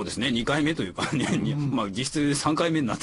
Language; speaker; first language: Japanese; native; Japanese